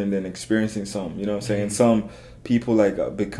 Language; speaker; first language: English; non-native, local second language; Zulu